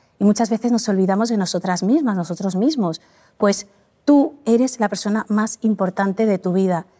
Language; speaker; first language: Spanish; early bilingual, other home language; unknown